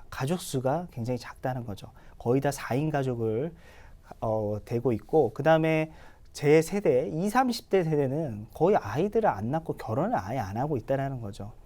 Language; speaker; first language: Korean; native; Korean